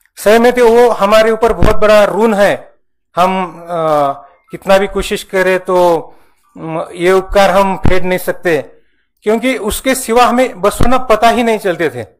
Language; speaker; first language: Hindi; non-native, local second language; Marathi